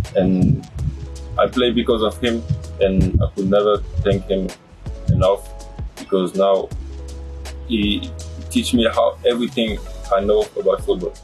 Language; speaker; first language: German; native; German